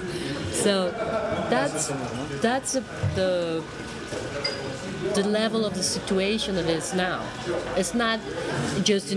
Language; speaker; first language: English; non-native, fluent; Spanish